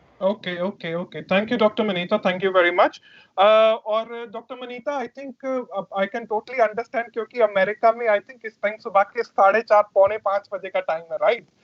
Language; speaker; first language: Hindi; native; Hindi